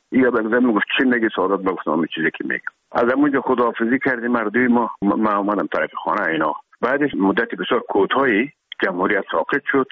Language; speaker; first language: Persian; native; Persian